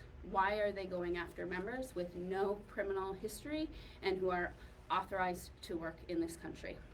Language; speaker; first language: English; native; English